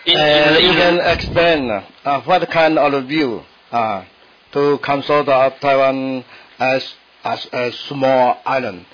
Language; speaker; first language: English; non-native, learner; Min Nan Chinese